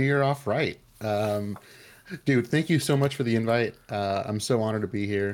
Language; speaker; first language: English; early bilingual, other home language; Spanish